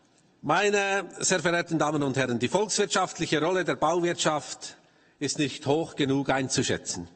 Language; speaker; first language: German; native; German